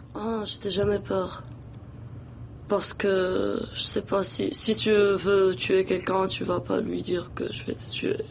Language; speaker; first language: French; non-native, local second language; Arabic